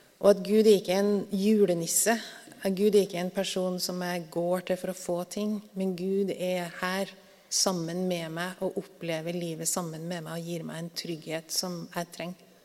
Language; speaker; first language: Norwegian; native; Norwegian